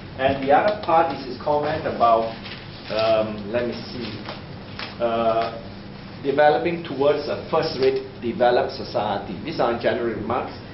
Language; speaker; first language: English; native; English